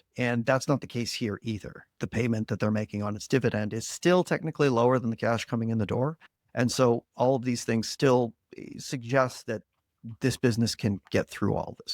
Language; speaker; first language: English; native; English